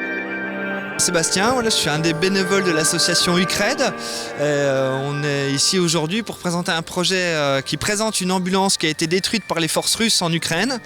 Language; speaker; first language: French; native; French